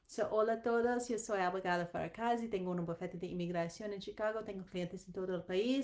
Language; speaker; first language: Spanish; non-native, learner; English